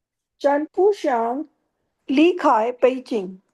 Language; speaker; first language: Chinese; non-native, learner; Hindi